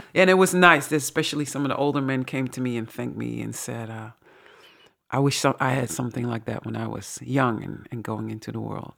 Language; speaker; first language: English; non-native, fluent; Dutch